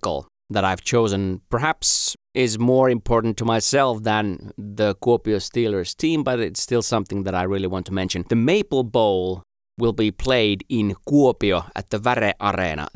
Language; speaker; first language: English; non-native, fluent; Finnish